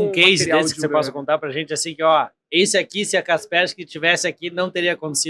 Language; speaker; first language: Portuguese; native; Portuguese